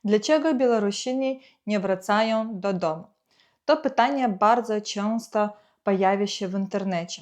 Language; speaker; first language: Polish; non-native, fluent; Ukrainian